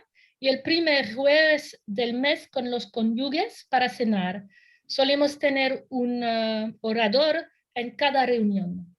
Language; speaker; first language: Spanish; non-native, fluent; French